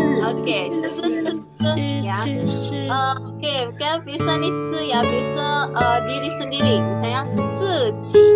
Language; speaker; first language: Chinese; non-native, fluent; Indonesian